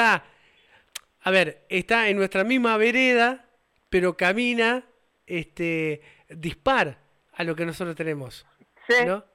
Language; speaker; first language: Spanish; native; Spanish